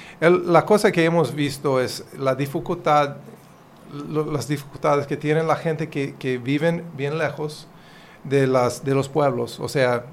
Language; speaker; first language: Spanish; non-native, fluent; English